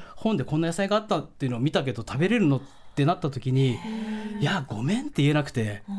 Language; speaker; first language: Japanese; native; Japanese